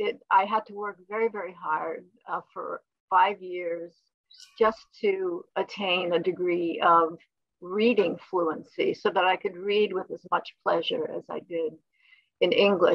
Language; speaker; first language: English; early bilingual, other home language; Polish